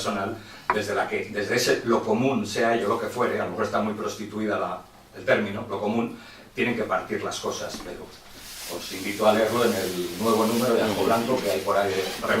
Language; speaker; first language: Spanish; native; Spanish